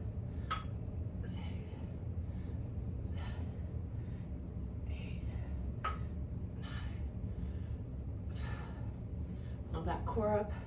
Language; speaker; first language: English; native; English